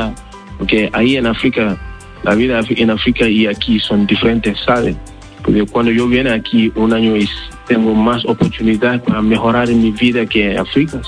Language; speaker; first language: Spanish; non-native, learner; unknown